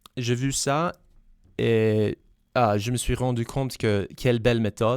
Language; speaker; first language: French; non-native, fluent; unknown